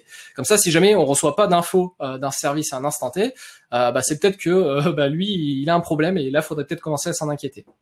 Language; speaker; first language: French; native; French